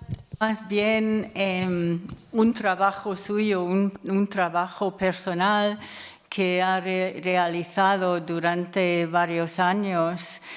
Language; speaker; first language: Spanish; non-native, fluent; English